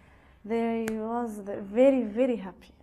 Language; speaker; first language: English; non-native, learner; Arabic